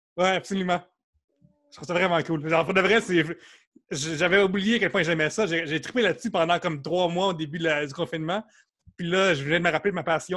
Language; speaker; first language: French; native; French